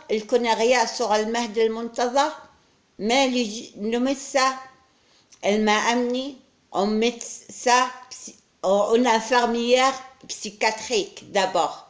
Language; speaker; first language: French; non-native, learner; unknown